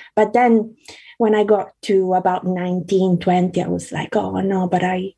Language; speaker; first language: English; early bilingual, other home language; Italian